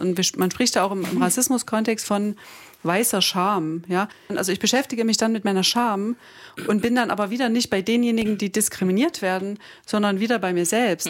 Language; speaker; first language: German; native; German